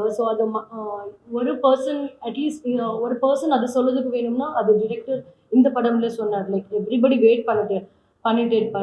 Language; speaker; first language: Tamil; non-native, fluent; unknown